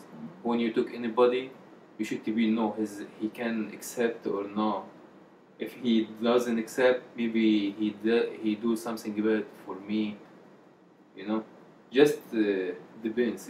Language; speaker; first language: English; non-native, learner; Arabic